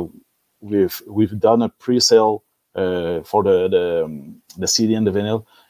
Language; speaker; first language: English; non-native, learner; French